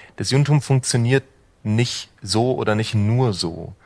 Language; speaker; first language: German; native; German